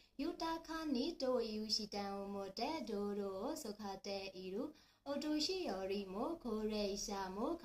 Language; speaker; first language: Japanese; non-native, learner; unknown